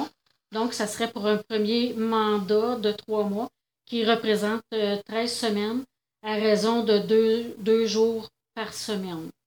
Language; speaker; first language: French; native; French